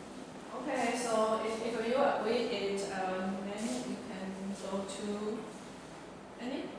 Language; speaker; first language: English; non-native, learner; Chinese